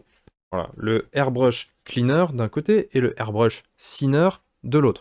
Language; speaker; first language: French; native; French